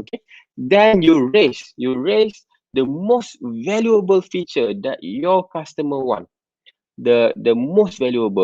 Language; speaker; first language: English; non-native, local second language; Malay